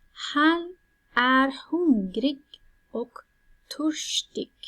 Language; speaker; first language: Swedish; non-native, fluent; Persian